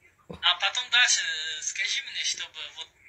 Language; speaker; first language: Russian; non-native, learner; Uzbek